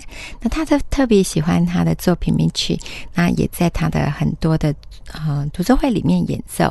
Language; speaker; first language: Chinese; native; Chinese